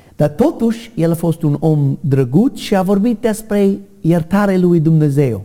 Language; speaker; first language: Romanian; non-native, learner; English